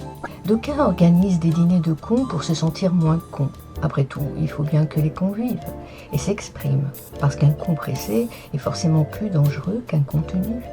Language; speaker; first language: French; native; French